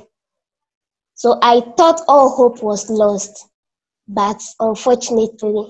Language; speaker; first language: English; non-native, local second language; Akan